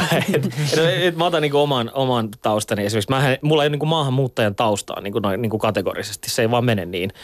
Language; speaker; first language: Finnish; native; Finnish